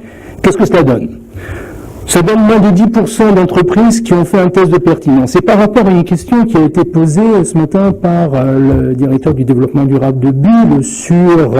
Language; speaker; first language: French; native; French